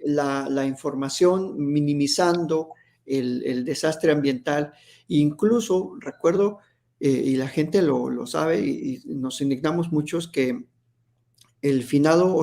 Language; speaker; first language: Spanish; native; Spanish